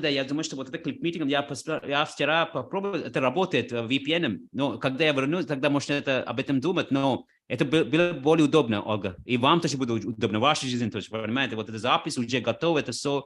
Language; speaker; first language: Russian; non-native, fluent; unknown